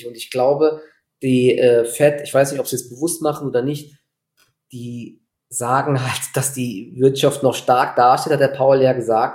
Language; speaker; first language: German; native; German